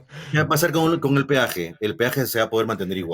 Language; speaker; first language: Spanish; native; Spanish